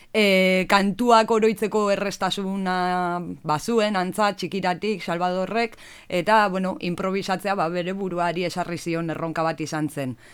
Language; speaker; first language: Basque; native; Basque